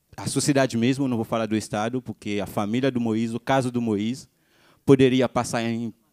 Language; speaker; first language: Portuguese; non-native, fluent; Haitian Creole